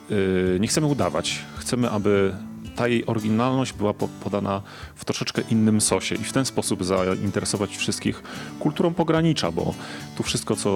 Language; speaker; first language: Polish; native; Polish